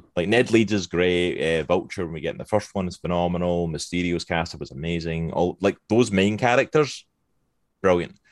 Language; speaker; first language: English; native; English